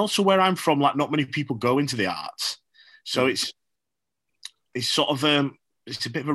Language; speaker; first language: English; native; English